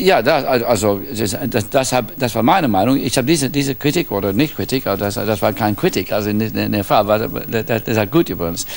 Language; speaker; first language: German; non-native, fluent; English